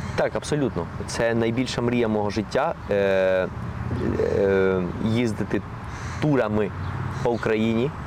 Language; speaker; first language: Ukrainian; non-native, fluent; Spanish